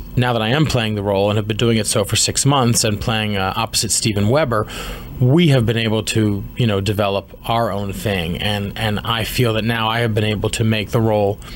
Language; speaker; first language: English; native; English